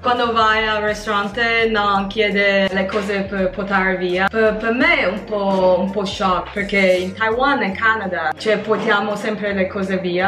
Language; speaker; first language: Italian; non-native, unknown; Chinese